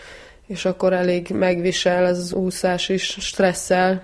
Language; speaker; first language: Hungarian; early bilingual, heritage; Hungarian